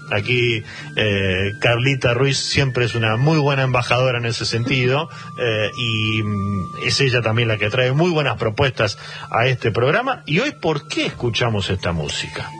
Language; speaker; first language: Spanish; native; Spanish